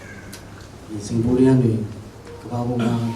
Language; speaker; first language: Burmese; non-native, local second language; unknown